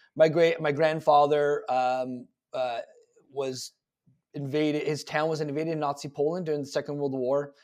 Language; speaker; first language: English; native; English